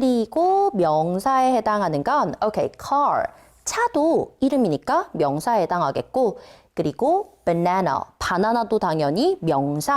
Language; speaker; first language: Korean; native; Korean